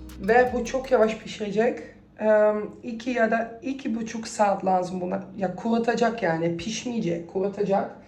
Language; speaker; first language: Turkish; early bilingual, heritage; Turkish